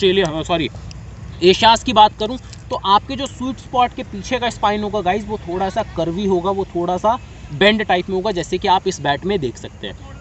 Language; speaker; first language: Hindi; native; Hindi